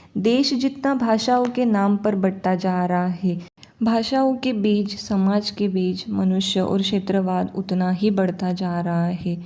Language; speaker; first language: Hindi; native; Hindi